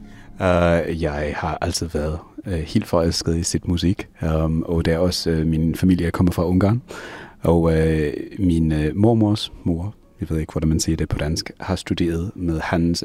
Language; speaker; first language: Danish; non-native, fluent; English